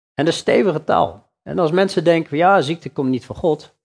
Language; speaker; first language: Dutch; native; Dutch